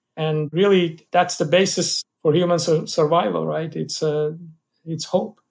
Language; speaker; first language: English; non-native, fluent; Persian